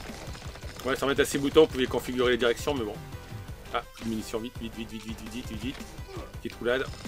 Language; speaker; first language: French; native; French